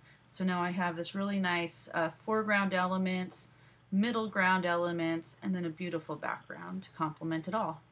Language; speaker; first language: English; native; English